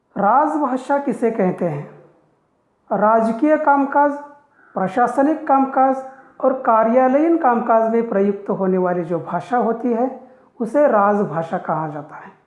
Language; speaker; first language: Hindi; non-native, local second language; Marathi